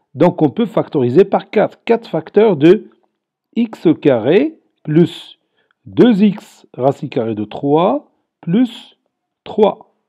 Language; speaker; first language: French; non-native, local second language; Arabic